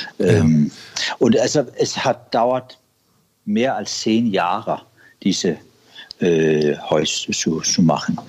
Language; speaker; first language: German; non-native, learner; Danish